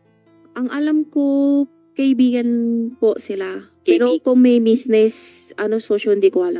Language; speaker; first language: Filipino; non-native, learner; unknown